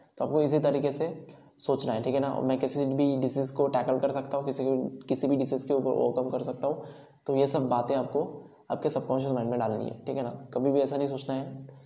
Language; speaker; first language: Hindi; non-native, local second language; Marathi